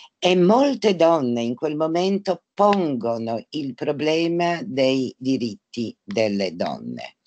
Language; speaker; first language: Italian; non-native, fluent; Polish